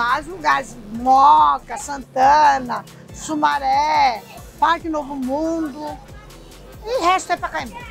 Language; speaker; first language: Portuguese; early bilingual, other home language; Japanese